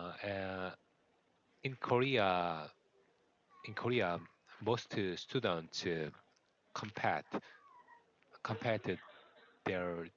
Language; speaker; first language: English; non-native, learner; Korean